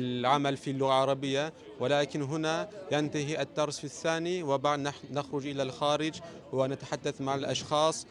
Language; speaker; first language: Arabic; non-native, learner; Turkish